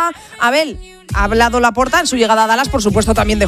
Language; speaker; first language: Spanish; native; Spanish